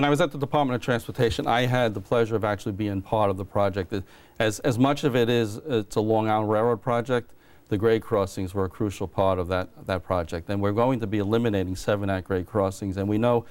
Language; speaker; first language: English; native; English